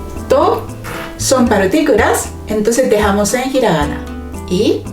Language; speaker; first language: Spanish; non-native, fluent; Japanese